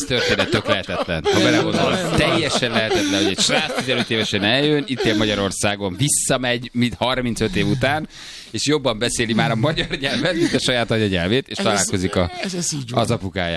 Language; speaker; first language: Hungarian; native; Hungarian